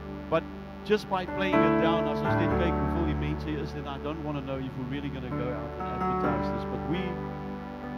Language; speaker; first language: English; non-native, local second language; Afrikaans